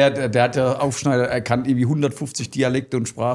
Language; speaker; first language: German; native; German